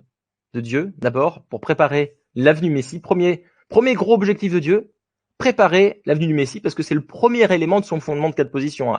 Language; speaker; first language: French; native; French